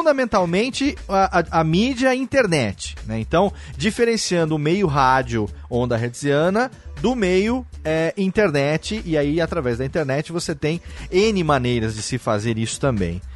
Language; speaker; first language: Portuguese; native; Portuguese